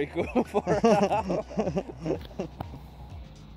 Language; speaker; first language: English; non-native, learner; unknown